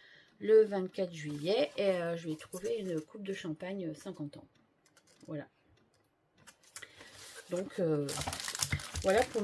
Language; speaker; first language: French; native; French